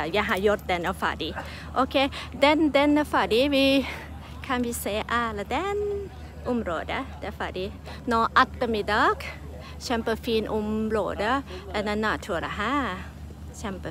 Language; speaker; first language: Norwegian; non-native, learner; Thai